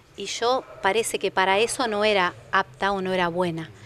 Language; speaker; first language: Spanish; native; Spanish